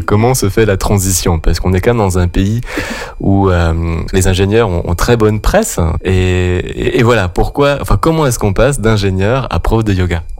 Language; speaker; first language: French; native; French